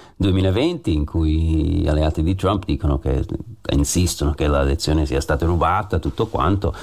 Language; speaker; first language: Italian; non-native, fluent; English